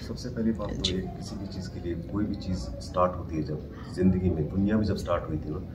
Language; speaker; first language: Hindi; native; Hindi